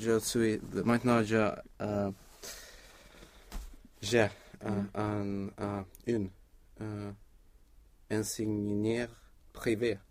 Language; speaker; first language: French; non-native, learner; Swedish